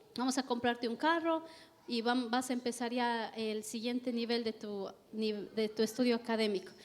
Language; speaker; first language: Spanish; native; Spanish